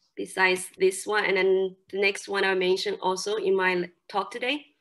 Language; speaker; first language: English; non-native, fluent; Chinese